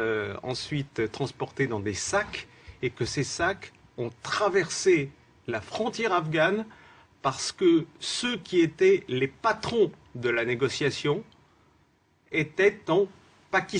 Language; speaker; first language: French; native; French